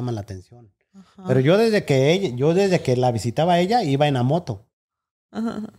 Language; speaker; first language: Spanish; native; Spanish